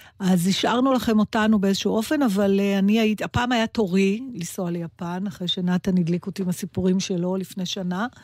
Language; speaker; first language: Hebrew; native; Hebrew